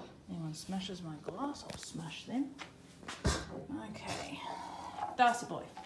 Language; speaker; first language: English; native; English